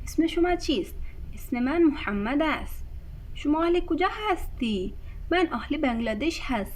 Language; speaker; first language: Persian; non-native, fluent; Urdu